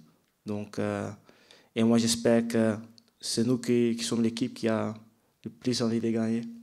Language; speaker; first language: French; non-native, fluent; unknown